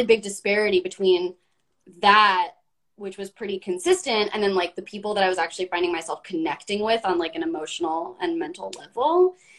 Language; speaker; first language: English; native; English